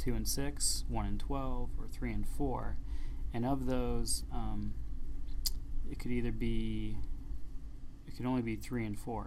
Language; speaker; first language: English; native; English